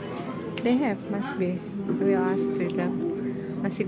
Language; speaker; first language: English; non-native, learner; Indonesian